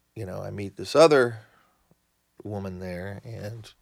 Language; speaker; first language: English; native; English